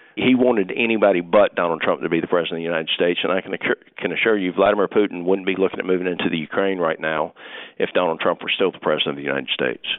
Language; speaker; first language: English; native; English